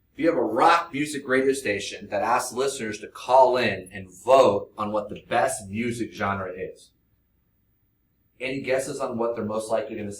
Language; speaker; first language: English; native; English